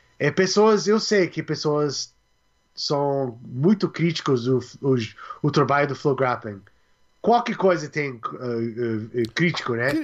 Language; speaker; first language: Portuguese; non-native, learner; English